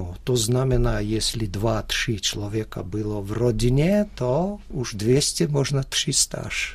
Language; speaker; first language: Czech; early bilingual, heritage; Russian